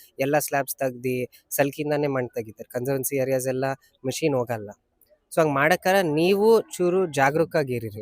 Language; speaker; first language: Kannada; non-native, local second language; Urdu